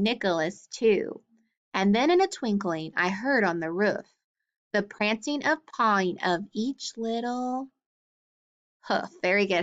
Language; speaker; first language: English; native; English